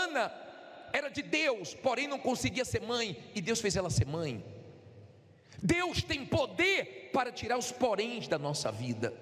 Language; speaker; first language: Portuguese; native; Portuguese